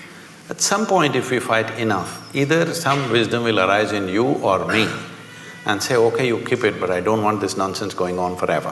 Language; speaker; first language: English; non-native, local second language; Kannada